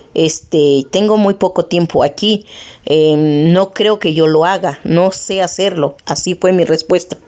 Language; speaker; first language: Spanish; early bilingual, other home language; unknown